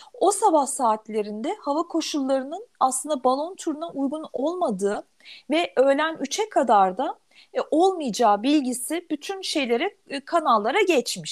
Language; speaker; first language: Turkish; native; Turkish